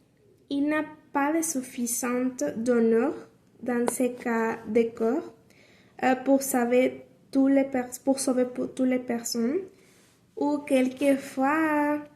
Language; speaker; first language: French; non-native, learner; Spanish